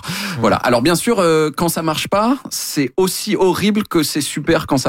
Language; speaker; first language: French; native; French